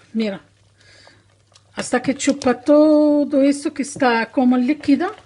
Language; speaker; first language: Spanish; non-native, learner; Arabic